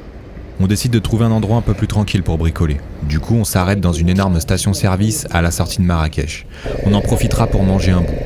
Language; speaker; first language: French; native; French